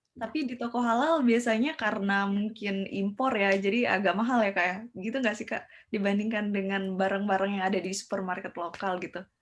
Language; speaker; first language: Indonesian; native; Indonesian